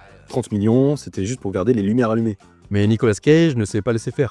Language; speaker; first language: French; native; French